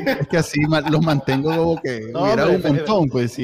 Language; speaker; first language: Spanish; native; Spanish